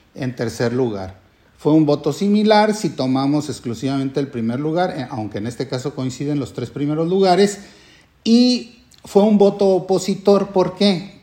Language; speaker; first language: Spanish; native; Spanish